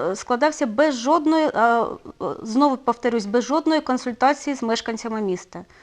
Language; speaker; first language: Ukrainian; non-native, local second language; Russian